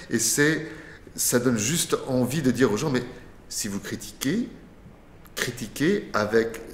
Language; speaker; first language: French; non-native, fluent; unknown